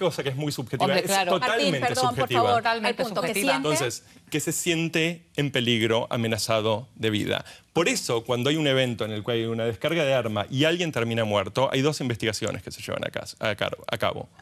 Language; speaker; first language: Spanish; native; Spanish